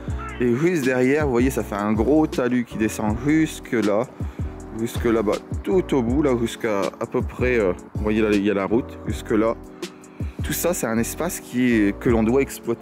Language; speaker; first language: French; native; French